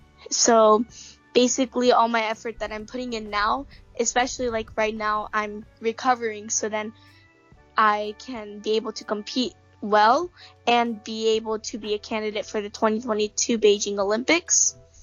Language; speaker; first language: English; early bilingual, other home language; Japanese